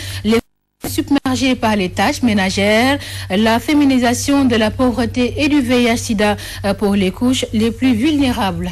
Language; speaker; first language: French; non-native, local second language; Wolof